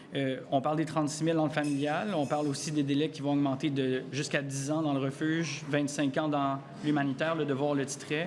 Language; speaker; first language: French; native; French